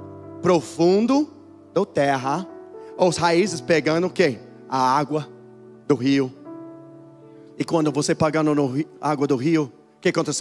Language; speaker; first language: Portuguese; non-native, learner; English